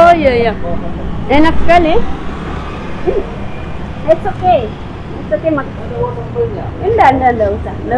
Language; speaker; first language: Indonesian; non-native, learner; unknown